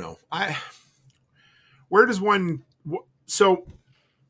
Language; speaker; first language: English; native; English